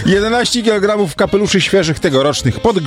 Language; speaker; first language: Polish; native; Polish